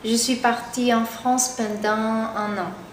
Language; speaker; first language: French; non-native, learner; Spanish